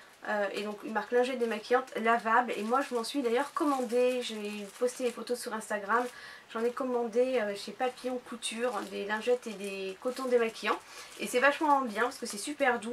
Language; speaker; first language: French; native; French